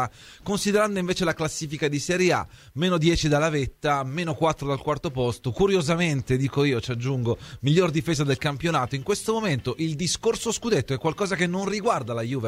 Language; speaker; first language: Italian; native; Italian